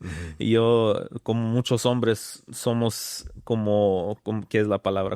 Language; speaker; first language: Spanish; early bilingual, other home language; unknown